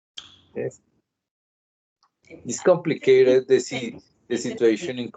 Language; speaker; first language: English; non-native, learner; Spanish